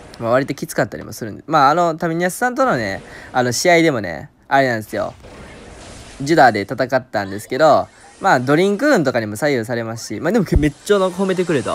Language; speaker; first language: Japanese; native; Japanese